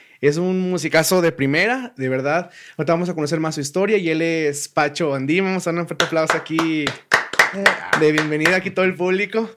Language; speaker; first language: Spanish; native; Spanish